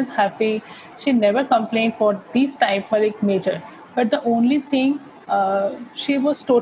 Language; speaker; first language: English; non-native, local second language; Hindi